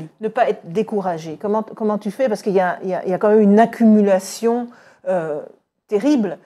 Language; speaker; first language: French; native; French